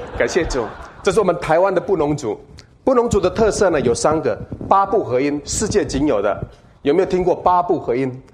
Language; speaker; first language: Chinese; non-native, local second language; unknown